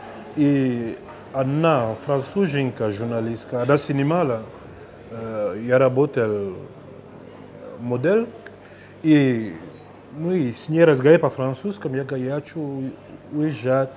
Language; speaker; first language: Russian; non-native, fluent; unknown